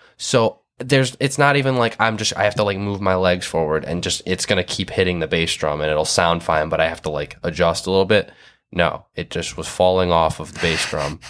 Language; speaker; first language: English; native; English